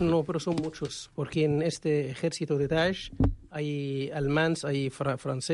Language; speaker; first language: Catalan; non-native, learner; Arabic